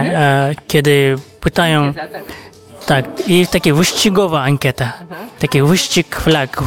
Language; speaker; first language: Polish; non-native, fluent; Kazakh